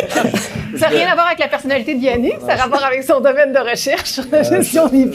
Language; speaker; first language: French; native; French